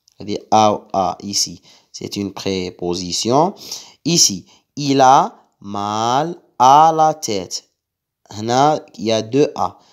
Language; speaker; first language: French; non-native, local second language; Arabic